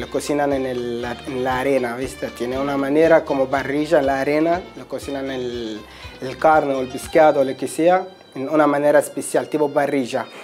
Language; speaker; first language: Spanish; non-native, fluent; Arabic